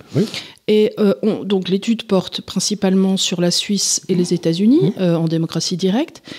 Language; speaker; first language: French; native; French